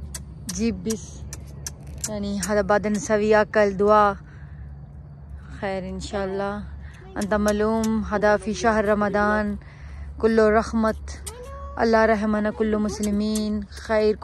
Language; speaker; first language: Arabic; non-native, learner; Urdu